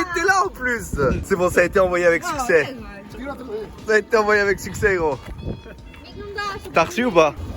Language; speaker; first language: French; native; French